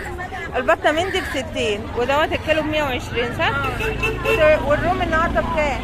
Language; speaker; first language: Arabic; native; Arabic